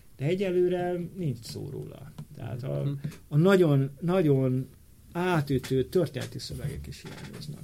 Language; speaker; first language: Hungarian; native; Hungarian